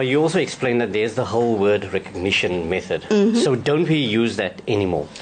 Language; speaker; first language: English; non-native, local second language; Afrikaans